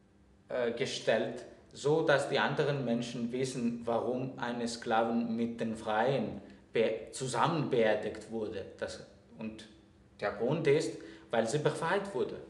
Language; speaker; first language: German; non-native, fluent; Greek